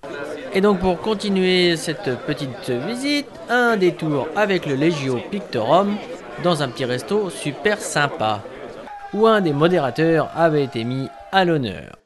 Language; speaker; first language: French; native; French